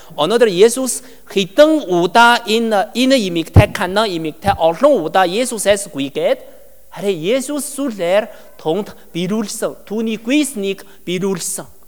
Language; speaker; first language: Mongolian; non-native, learner; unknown